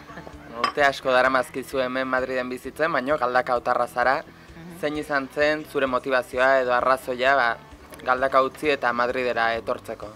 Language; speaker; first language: Basque; native; Basque